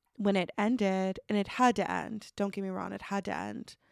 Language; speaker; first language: English; native; English